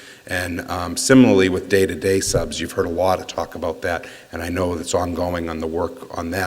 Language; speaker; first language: English; native; English